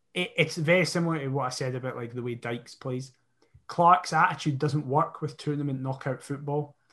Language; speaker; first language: English; native; English